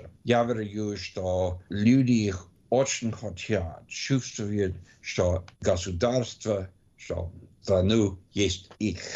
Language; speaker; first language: Russian; non-native, learner; English